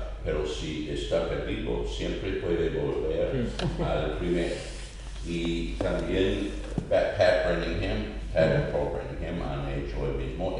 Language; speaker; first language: Spanish; non-native, fluent; English